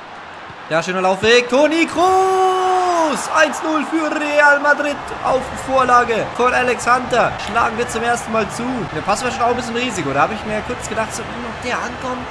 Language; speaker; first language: German; native; German